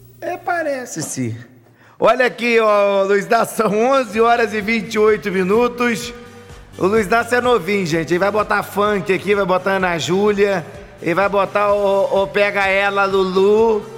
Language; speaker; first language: Portuguese; native; Portuguese